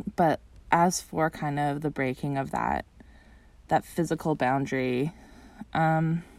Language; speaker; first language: English; native; English